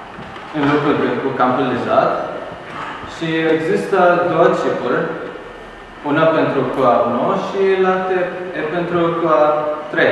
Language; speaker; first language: Romanian; non-native, learner; Arabic